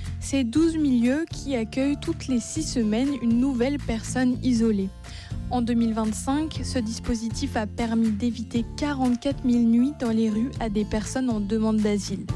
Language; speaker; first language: French; native; French